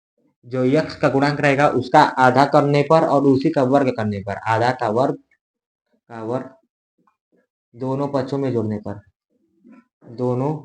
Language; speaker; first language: Hindi; native; Hindi